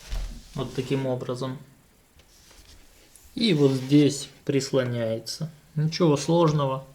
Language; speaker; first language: Russian; native; Russian